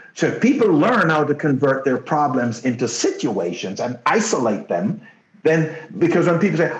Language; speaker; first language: English; non-native, local second language; Jamaican Creole English